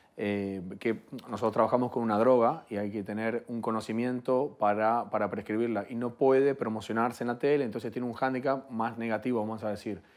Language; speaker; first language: Spanish; native; Spanish